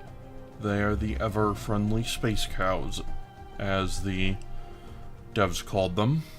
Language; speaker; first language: English; native; English